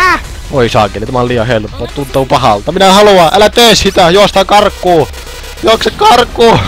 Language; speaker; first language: Finnish; native; Finnish